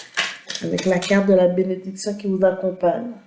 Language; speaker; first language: French; native; French